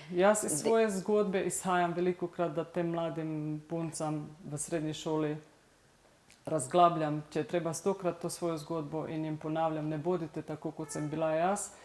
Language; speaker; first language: Slovenian; non-native, local second language; Romany